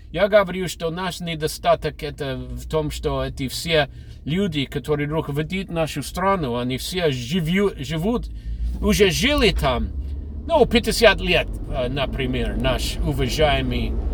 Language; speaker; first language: Russian; non-native, fluent; English